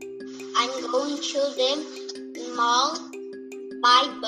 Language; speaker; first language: English; non-native, learner; Portuguese